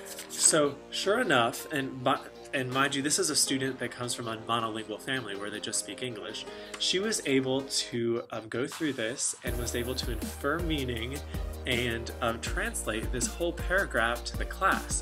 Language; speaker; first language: English; native; English